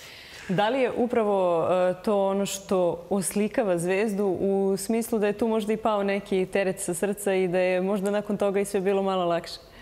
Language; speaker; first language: Serbian; native; Serbian